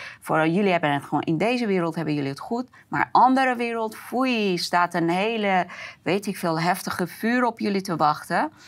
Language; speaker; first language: Dutch; non-native, fluent; Persian